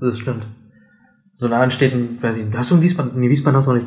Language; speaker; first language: German; native; German